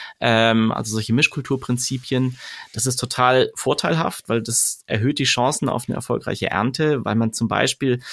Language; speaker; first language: German; native; German